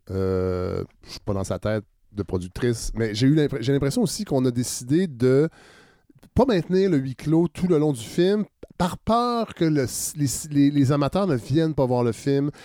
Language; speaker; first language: French; native; French